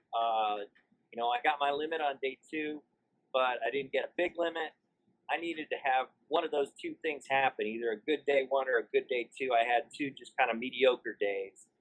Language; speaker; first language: English; native; English